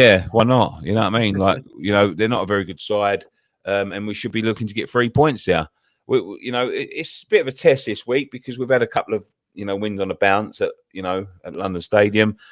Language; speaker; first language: English; native; English